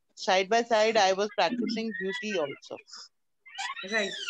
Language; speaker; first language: English; non-native, local second language; Hindi